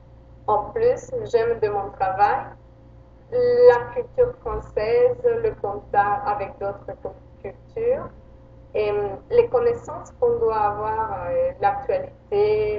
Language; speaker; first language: French; non-native, fluent; Spanish